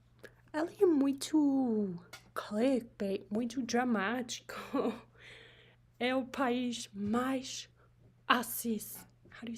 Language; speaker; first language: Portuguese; non-native, learner; English